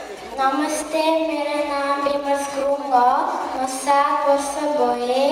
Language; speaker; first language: Nepali; early bilingual, heritage; Nepali